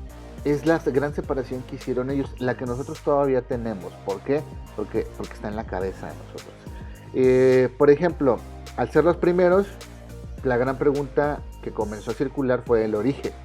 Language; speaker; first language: Spanish; native; Spanish